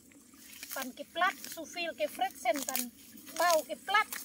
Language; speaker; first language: German; non-native, learner; Thai